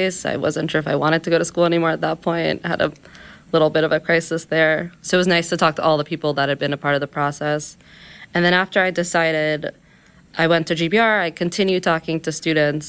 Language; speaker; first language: English; native; English